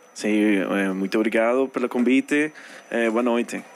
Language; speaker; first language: Portuguese; non-native, fluent; Spanish